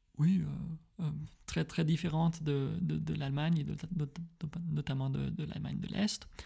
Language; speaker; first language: French; early bilingual, heritage; French